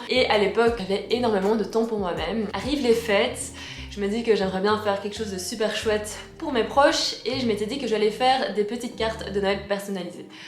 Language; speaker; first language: French; native; French